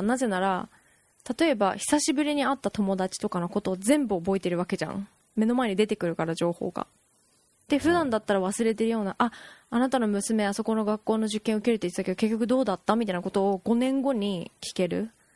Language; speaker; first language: Japanese; early bilingual, heritage; Japanese